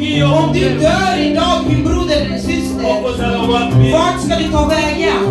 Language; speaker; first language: Swedish; non-native, learner; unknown